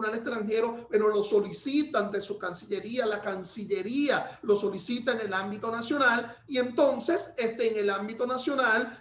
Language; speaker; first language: Spanish; native; Spanish